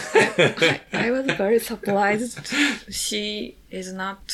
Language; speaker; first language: English; non-native, learner; Japanese